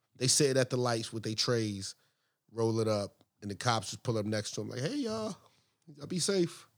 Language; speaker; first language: English; native; English